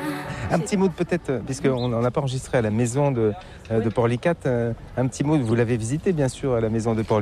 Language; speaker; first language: French; native; French